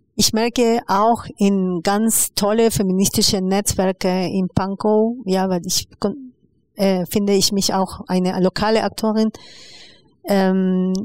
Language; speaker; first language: German; non-native, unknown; Spanish